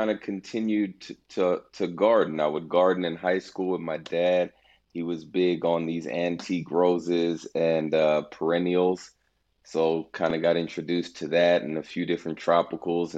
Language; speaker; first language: English; native; English